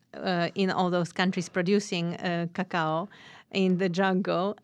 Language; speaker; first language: English; non-native, fluent; Polish